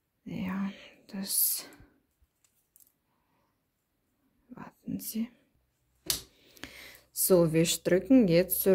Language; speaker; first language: German; non-native, learner; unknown